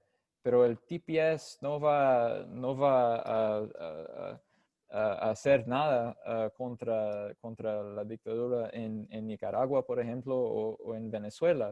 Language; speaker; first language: Spanish; non-native, fluent; English